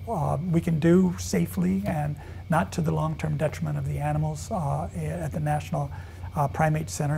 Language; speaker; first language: English; native; English